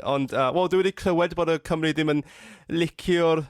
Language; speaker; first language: Welsh; non-native, fluent; Cantonese